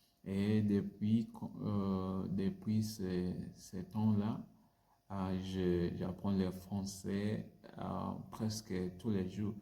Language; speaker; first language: French; non-native, learner; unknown